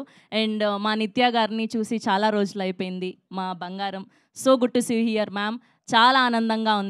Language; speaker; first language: Telugu; native; Telugu